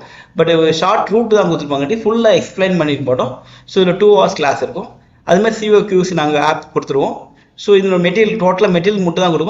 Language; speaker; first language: Tamil; native; Tamil